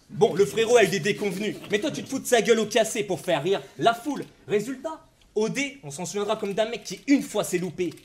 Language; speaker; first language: French; native; French